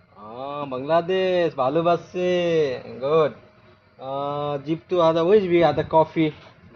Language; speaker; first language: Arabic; non-native, learner; Nepali